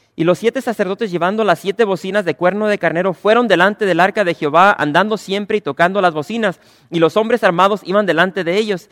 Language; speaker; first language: Spanish; early bilingual, other home language; English